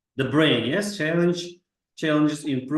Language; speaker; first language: English; non-native, fluent; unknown